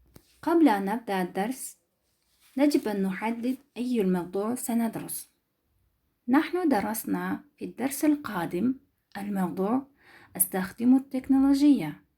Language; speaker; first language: Arabic; non-native, learner; Kyrgyz